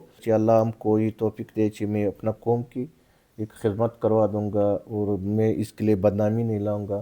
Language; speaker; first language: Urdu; non-native, local second language; Pashto